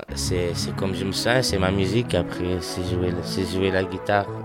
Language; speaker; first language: French; non-native, learner; English